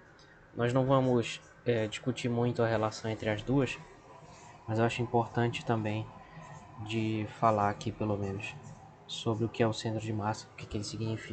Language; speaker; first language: Portuguese; native; Portuguese